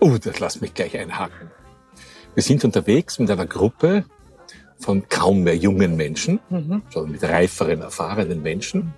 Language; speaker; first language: German; native; German